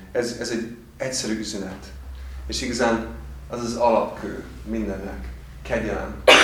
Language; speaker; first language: Hungarian; non-native, fluent; English